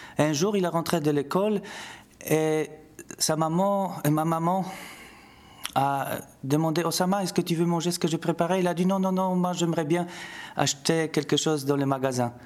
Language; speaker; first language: French; non-native, fluent; Polish